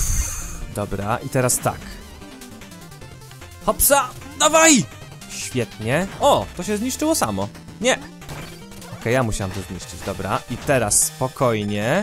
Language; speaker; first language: Polish; native; Polish